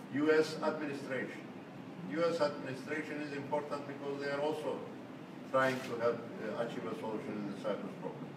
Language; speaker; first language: English; non-native, fluent; Turkish